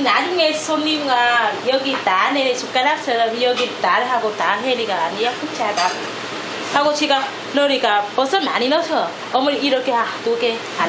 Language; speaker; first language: Korean; non-native, learner; Vietnamese